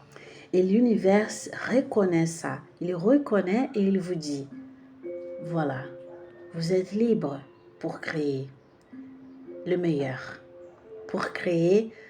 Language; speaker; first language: French; non-native, fluent; Portuguese